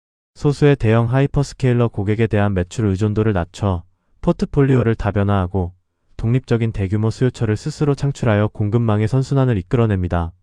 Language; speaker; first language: Korean; native; Korean